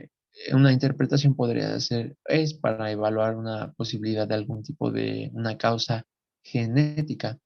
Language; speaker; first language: Spanish; native; Spanish